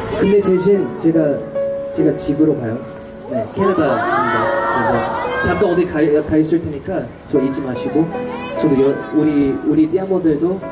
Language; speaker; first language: Korean; non-native, fluent; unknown